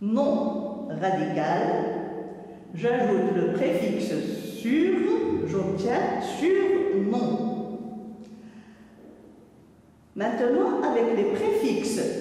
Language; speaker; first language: French; non-native, local second language; Arabic